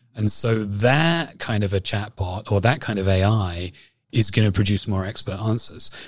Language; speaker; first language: English; native; English